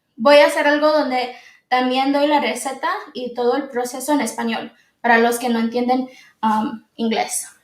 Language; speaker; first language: Spanish; early bilingual, other home language; English